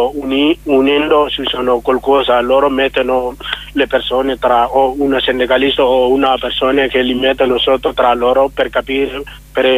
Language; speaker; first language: Italian; non-native, learner; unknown